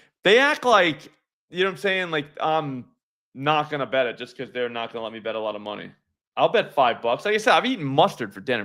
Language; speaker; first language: English; native; English